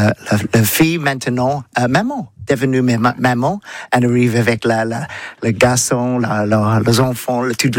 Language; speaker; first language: French; non-native, learner; English